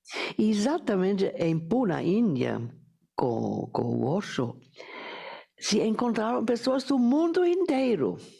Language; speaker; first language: Portuguese; non-native, fluent; German